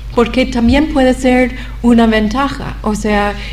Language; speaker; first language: Spanish; non-native, fluent; English